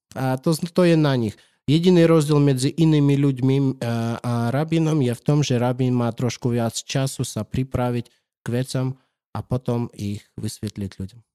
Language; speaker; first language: Slovak; non-native, fluent; Russian